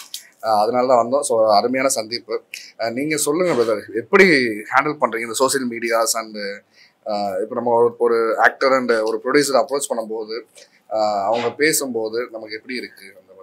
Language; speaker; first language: Tamil; native; Tamil